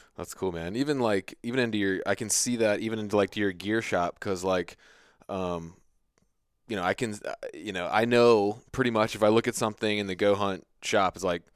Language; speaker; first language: English; native; English